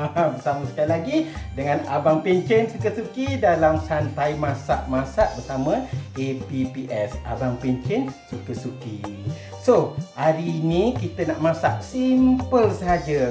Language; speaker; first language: Malay; native; Malay